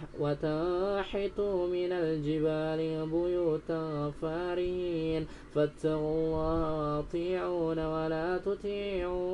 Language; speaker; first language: Arabic; non-native, learner; Indonesian